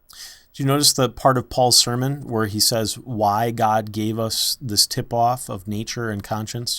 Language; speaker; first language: English; native; English